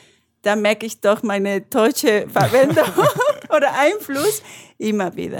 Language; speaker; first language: German; non-native, learner; Spanish